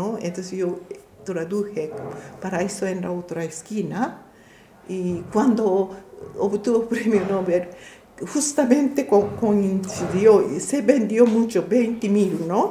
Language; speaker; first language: Spanish; non-native, fluent; Japanese